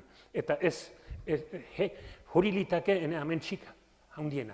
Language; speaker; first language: Basque; native; Basque